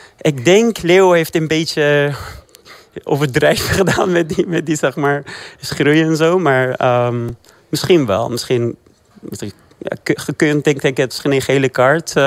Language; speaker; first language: Dutch; early bilingual, other home language; Persian